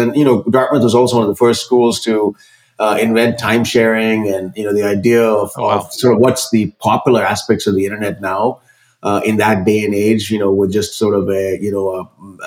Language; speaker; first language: English; non-native, local second language; Malayalam